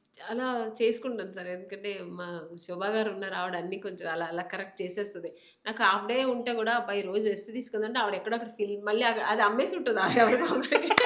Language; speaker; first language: Telugu; native; Telugu